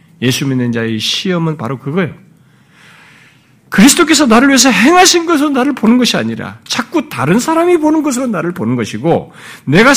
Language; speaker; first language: Korean; native; Korean